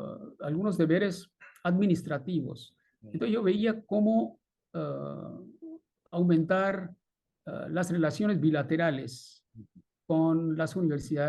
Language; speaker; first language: Spanish; non-native, fluent; Bangla